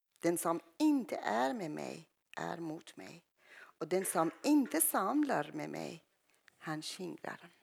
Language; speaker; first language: Swedish; non-native, fluent; Persian